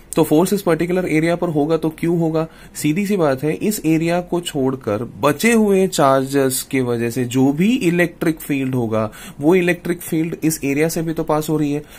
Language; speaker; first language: Hindi; non-native, local second language; Malayalam